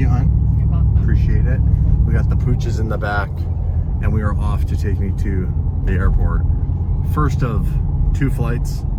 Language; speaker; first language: English; native; English